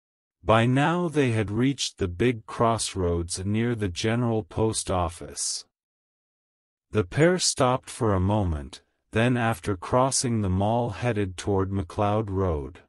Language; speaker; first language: English; non-native, local second language; Urdu